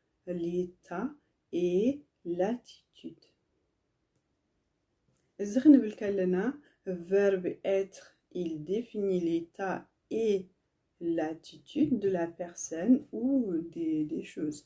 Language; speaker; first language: French; non-native, learner; Tigrinya